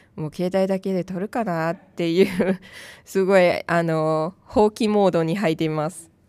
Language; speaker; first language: Japanese; non-native, fluent; Chinese